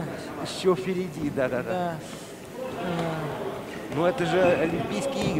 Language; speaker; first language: Russian; native; Russian